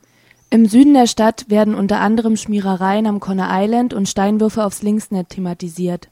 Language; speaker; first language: German; native; German